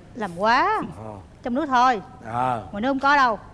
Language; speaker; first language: Vietnamese; native; Vietnamese